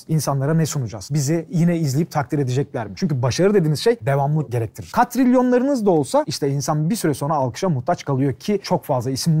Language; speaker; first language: Turkish; native; Turkish